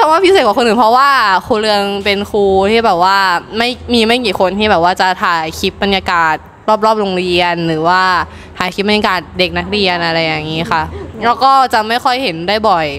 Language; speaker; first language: Thai; native; Thai